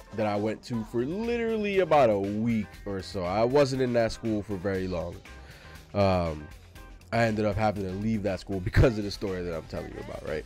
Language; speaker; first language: English; native; English